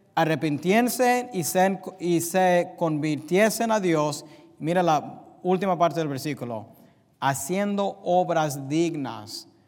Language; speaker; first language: Spanish; early bilingual, heritage; English